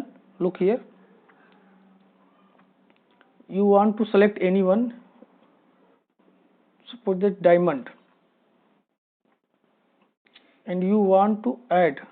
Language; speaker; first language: English; non-native, local second language; Hindi